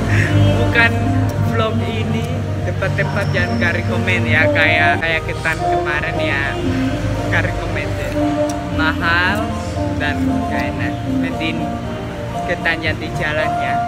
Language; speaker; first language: Indonesian; non-native, fluent; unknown